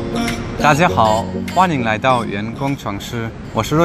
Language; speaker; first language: Chinese; non-native, fluent; German